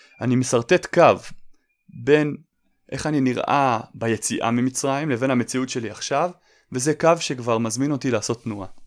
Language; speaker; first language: Hebrew; native; Hebrew